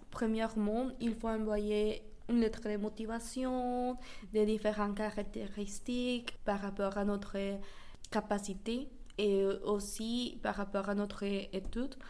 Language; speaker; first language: French; non-native, fluent; Spanish